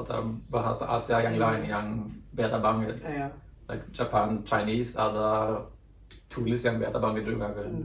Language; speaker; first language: Indonesian; non-native, fluent; Norwegian